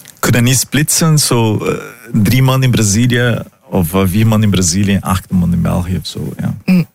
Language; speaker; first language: Dutch; non-native, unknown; Portuguese